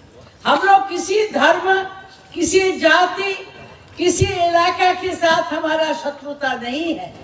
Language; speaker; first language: Hindi; non-native, local second language; Bangla